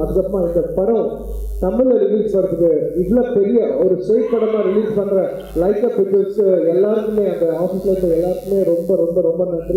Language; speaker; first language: Tamil; non-native, local second language; Telugu